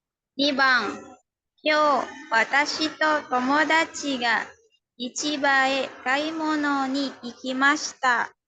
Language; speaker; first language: Japanese; non-native, learner; Indonesian